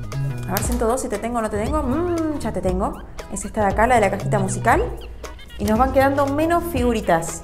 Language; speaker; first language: Spanish; native; Spanish